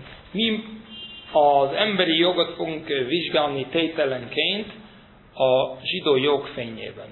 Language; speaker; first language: Hungarian; native; Hungarian